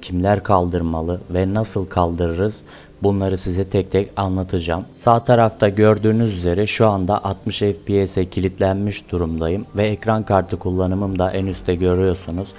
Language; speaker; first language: Turkish; native; Turkish